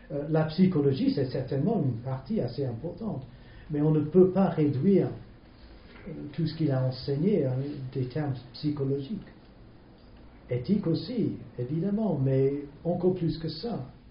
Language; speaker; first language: French; non-native, fluent; English